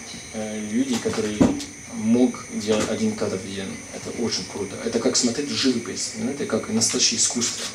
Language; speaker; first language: Russian; non-native, fluent; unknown